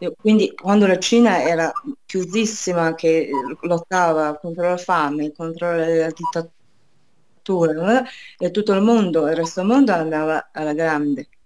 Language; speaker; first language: Italian; non-native, fluent; Chinese